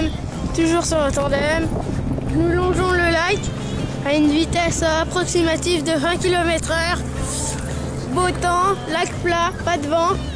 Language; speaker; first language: French; native; French